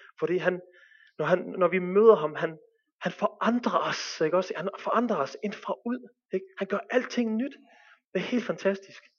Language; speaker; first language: Danish; early bilingual, other home language; Arabic